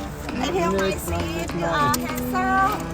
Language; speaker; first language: English; non-native, learner; Thai